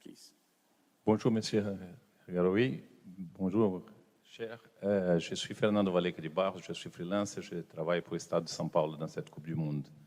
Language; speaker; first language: French; non-native, fluent; Portuguese